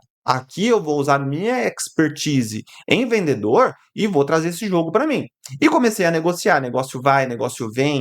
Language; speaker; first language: Portuguese; native; Portuguese